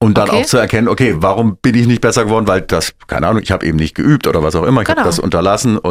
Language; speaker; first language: German; native; German